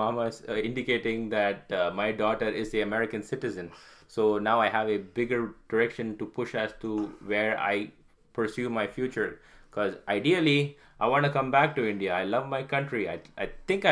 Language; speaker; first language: English; non-native, local second language; Tamil